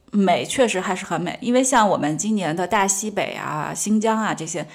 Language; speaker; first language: Chinese; native; Chinese